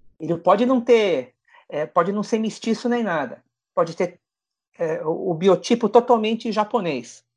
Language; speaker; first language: Portuguese; native; Portuguese